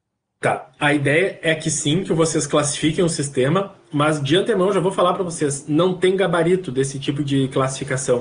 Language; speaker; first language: Portuguese; native; Portuguese